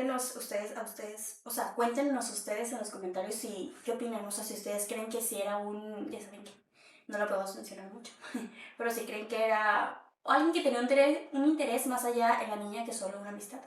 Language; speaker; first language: Spanish; native; Spanish